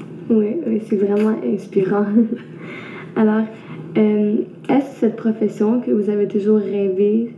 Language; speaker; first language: French; native; French